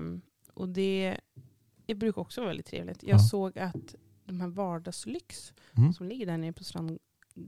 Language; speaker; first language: Swedish; native; Swedish